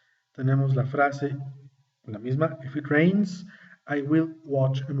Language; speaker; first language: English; non-native, fluent; Spanish